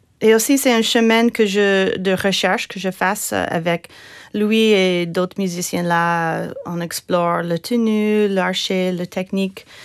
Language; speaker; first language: French; non-native, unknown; English